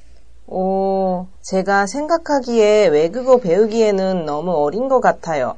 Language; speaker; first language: Korean; non-native, learner; Japanese